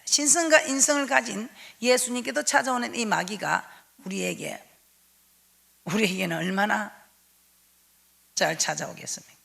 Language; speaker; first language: Korean; native; Korean